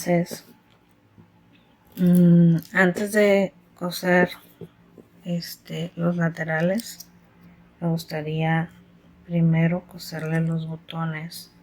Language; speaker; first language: Spanish; native; Spanish